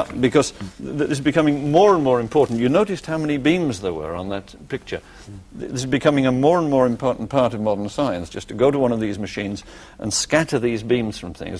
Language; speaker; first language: English; native; English